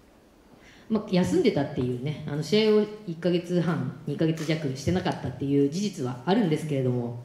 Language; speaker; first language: Japanese; native; Japanese